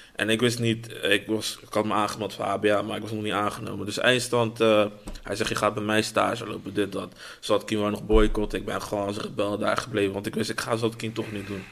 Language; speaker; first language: Dutch; native; Dutch